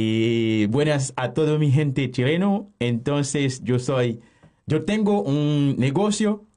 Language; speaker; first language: Spanish; non-native, learner; Haitian Creole